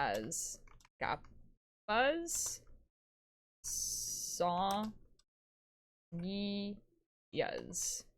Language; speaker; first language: Portuguese; non-native, learner; English